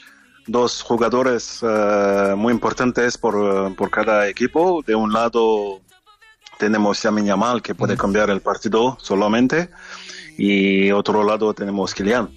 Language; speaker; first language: Spanish; non-native, fluent; French